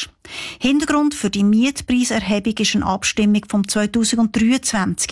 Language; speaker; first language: German; native; German